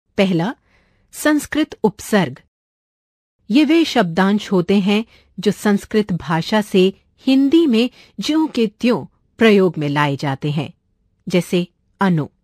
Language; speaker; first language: Hindi; non-native, local second language; Marathi